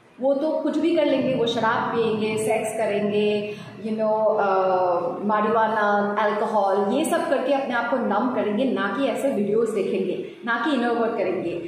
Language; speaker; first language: Hindi; non-native, local second language; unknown